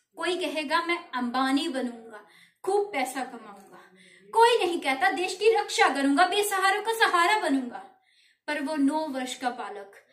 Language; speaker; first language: Hindi; non-native, local second language; Punjabi